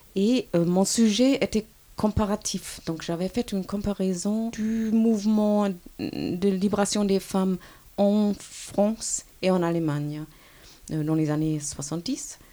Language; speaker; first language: French; non-native, fluent; German